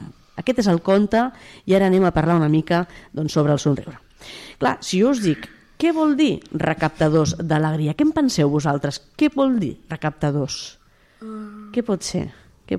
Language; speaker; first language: Catalan; native; Catalan